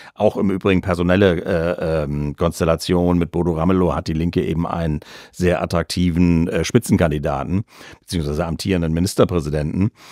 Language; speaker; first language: German; native; German